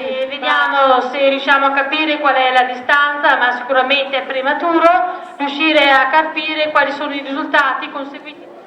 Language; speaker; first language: Italian; native; Italian